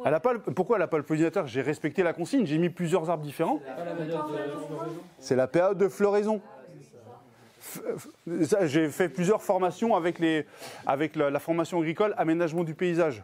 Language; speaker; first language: French; native; French